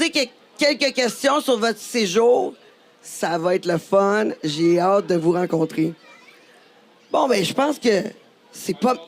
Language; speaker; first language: French; native; French